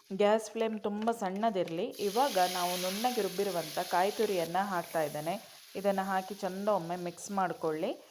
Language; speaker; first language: Kannada; non-native, local second language; Konkani